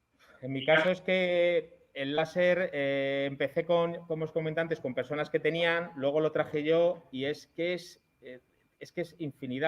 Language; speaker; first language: Spanish; native; Spanish